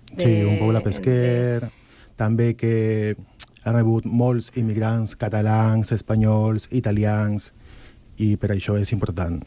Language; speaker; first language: Catalan; non-native, learner; Spanish